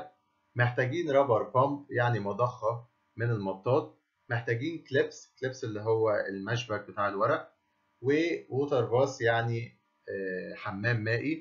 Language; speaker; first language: Arabic; native; Arabic